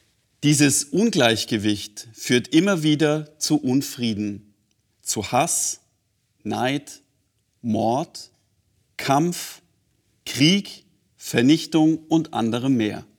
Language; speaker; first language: German; native; German